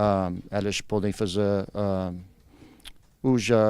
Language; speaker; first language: Portuguese; early bilingual, heritage; Portuguese